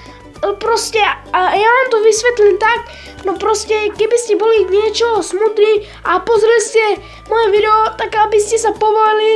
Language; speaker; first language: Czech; non-native, learner; Slovak